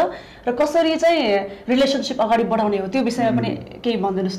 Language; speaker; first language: Nepali; native; Nepali